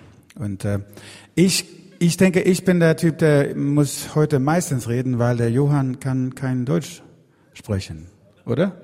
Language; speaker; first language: German; non-native, fluent; Swedish